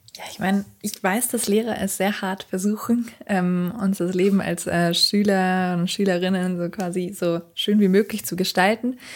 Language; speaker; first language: German; early bilingual, other home language; Kurdish